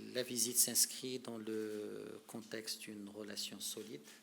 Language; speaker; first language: French; non-native, local second language; Arabic